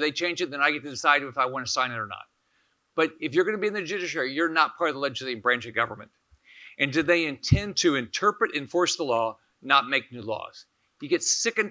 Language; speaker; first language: English; native; English